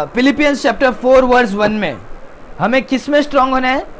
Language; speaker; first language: Hindi; non-native, local second language; Tamil